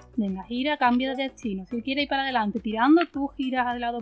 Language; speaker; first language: Spanish; native; Spanish